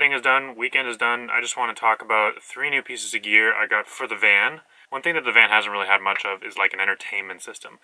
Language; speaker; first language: English; native; English